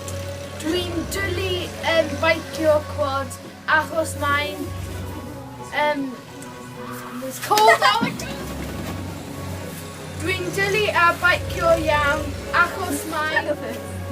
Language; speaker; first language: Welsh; non-native, local second language; English